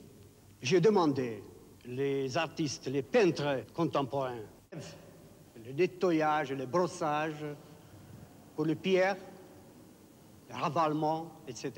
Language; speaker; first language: French; non-native, fluent; Hungarian